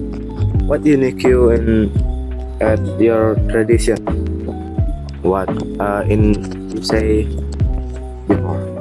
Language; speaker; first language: English; non-native, learner; Indonesian